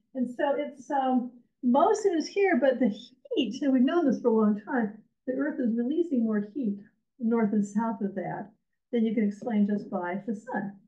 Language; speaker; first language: English; native; English